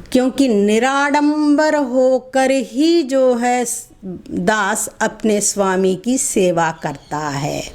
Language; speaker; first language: Hindi; non-native, local second language; Telugu